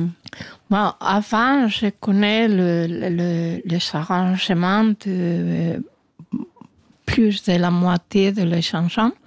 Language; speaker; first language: French; non-native, fluent; Spanish